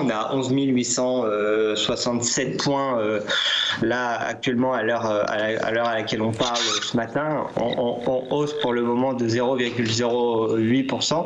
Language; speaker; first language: French; native; French